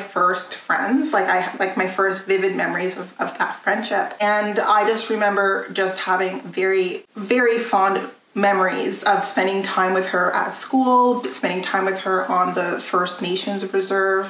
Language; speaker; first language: English; native; English